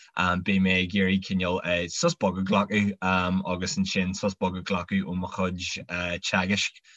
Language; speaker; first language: Irish; non-native, local second language; English